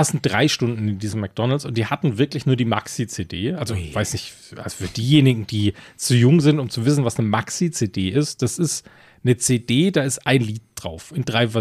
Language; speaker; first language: German; native; German